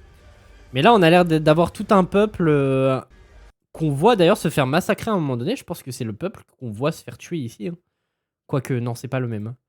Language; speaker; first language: French; native; French